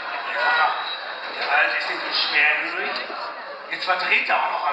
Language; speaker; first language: German; native; German